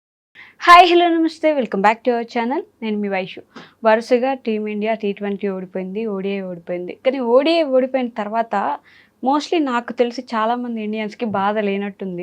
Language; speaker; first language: Telugu; native; Telugu